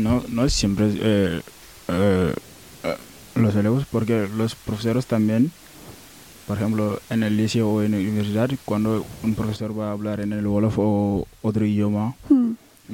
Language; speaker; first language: Spanish; non-native, learner; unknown